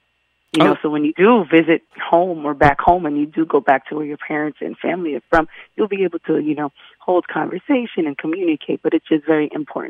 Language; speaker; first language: English; early bilingual, other home language; Haitian Creole